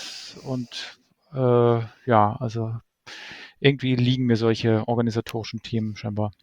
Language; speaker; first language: German; native; German